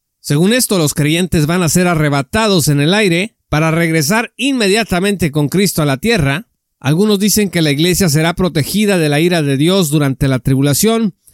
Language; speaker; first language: Spanish; native; Spanish